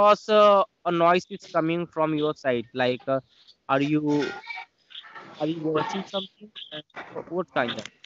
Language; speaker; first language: English; non-native, learner; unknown